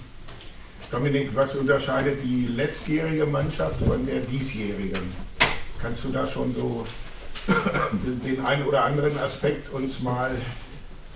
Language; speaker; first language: German; native; German